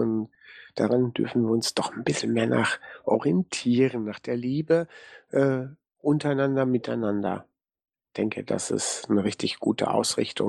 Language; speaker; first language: German; native; German